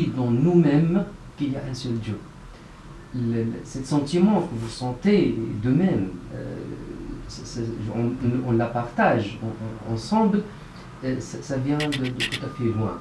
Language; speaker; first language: French; non-native, local second language; Arabic